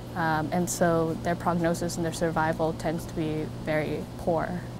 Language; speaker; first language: English; native; English